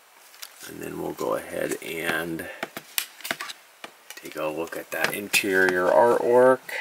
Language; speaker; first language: English; native; English